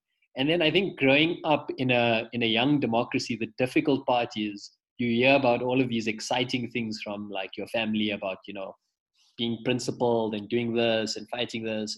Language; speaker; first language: English; native; English